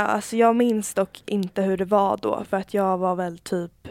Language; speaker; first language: Swedish; native; Swedish